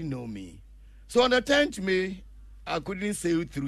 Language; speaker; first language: English; non-native, local second language; Akan